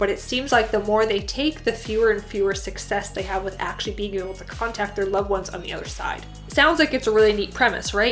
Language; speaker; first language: English; native; English